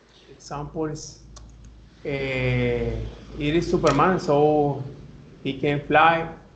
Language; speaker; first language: English; non-native, learner; Spanish